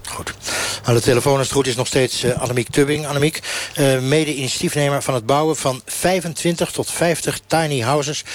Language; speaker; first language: Dutch; native; Dutch